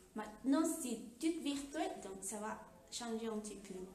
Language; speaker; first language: French; non-native, fluent; Spanish